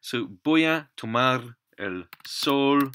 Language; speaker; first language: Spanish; non-native, fluent; English